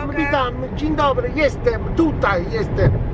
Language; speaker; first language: Polish; non-native, learner; Italian